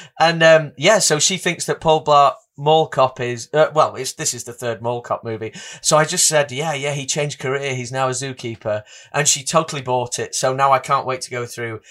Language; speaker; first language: English; native; English